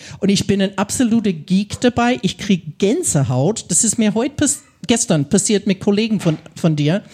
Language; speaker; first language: German; non-native, fluent; English